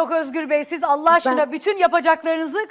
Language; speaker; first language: Turkish; native; Turkish